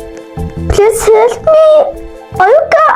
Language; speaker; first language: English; non-native, learner; Mongolian